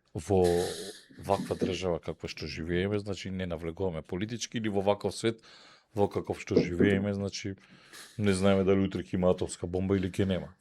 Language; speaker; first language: Macedonian; native; Macedonian